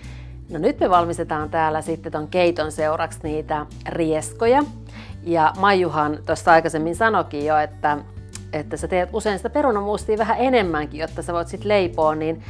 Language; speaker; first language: Finnish; native; Finnish